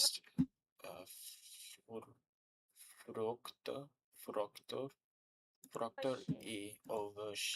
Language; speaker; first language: Russian; non-native, learner; English